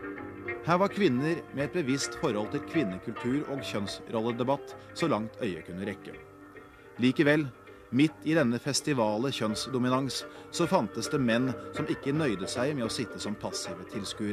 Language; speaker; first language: Norwegian; native; Norwegian